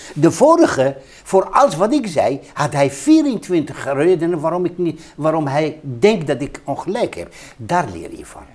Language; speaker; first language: Dutch; non-native, fluent; Hebrew